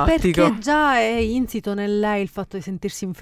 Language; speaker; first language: Italian; native; Italian